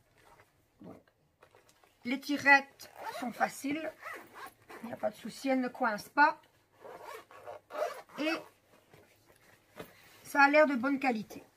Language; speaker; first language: French; native; French